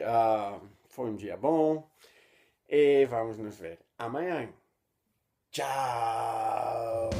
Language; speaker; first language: Portuguese; non-native, learner; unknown